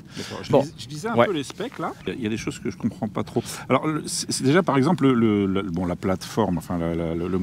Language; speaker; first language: French; native; French